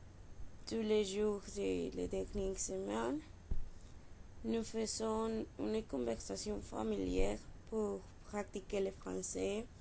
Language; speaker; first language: French; non-native, learner; Spanish